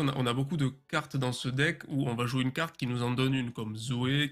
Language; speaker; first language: French; native; French